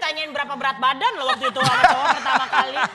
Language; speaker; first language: Indonesian; native; Indonesian